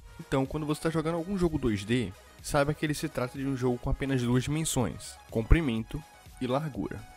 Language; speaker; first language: Portuguese; native; Portuguese